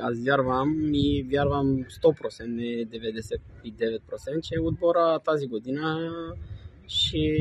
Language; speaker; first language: Bulgarian; non-native, learner; Romanian